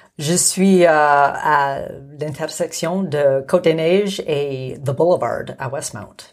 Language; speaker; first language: French; non-native, local second language; English